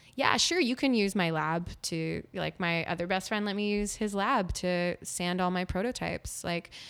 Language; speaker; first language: English; native; English